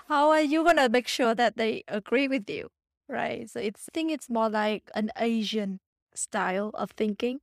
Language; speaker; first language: English; non-native, fluent; Vietnamese